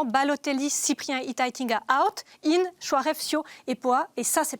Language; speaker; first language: French; native; French